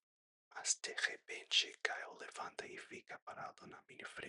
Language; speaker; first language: Portuguese; non-native, learner; English